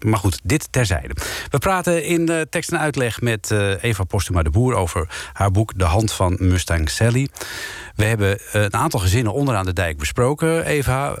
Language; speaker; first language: Dutch; native; Dutch